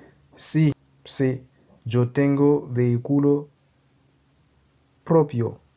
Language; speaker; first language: Spanish; non-native, fluent; Haitian Creole